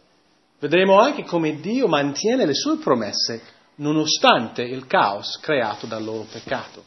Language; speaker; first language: Italian; non-native, fluent; English